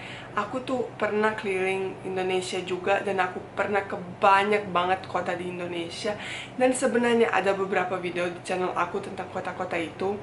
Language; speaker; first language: Indonesian; non-native, fluent; Bosnian